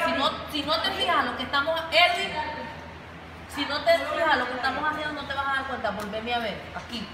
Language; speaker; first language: Spanish; native; Spanish